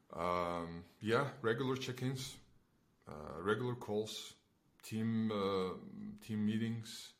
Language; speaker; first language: English; non-native, fluent; Belarusian